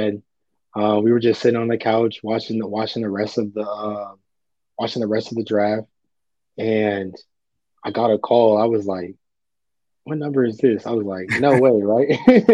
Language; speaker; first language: English; native; English